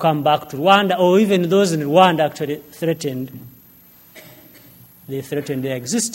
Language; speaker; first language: English; non-native, local second language; Kinyarwanda